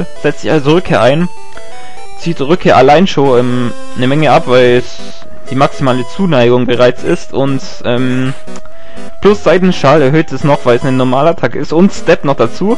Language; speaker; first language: German; native; German